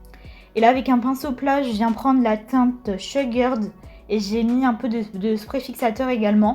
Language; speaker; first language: French; native; French